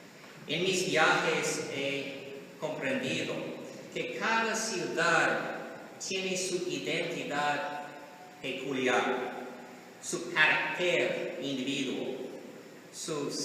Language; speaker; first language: Spanish; non-native, learner; English